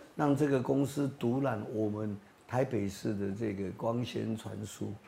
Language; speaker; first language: Chinese; native; Chinese